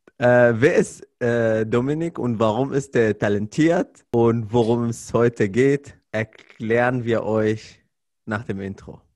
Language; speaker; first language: German; non-native, fluent; Arabic